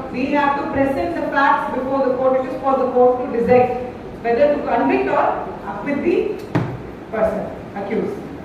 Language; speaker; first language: English; non-native, local second language; Malayalam